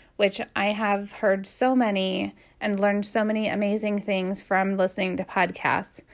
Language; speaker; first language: English; native; English